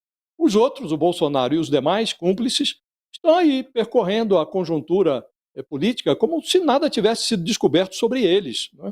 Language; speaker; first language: Portuguese; native; Portuguese